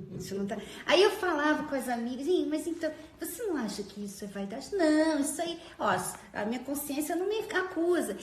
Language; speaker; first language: Portuguese; early bilingual, heritage; Portuguese